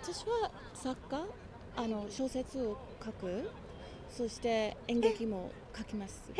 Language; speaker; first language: Japanese; non-native, learner; English